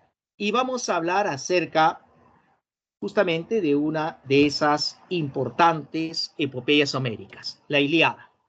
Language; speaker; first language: Spanish; native; Spanish